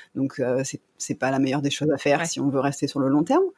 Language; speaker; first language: French; native; French